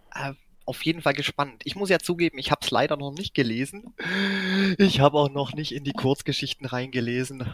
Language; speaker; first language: German; native; German